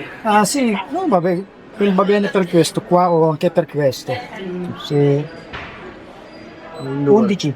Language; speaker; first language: Italian; non-native, learner; Filipino